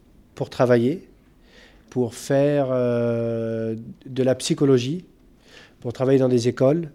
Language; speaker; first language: French; non-native, local second language; Arabic